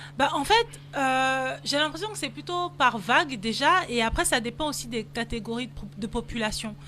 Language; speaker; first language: French; native; French